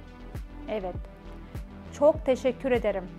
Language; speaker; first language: Turkish; non-native, fluent; Kazakh